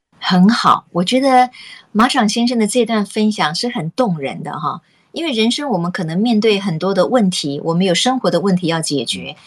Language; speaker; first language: Chinese; native; Chinese